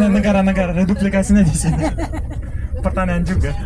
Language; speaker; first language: Indonesian; non-native, fluent; Uzbek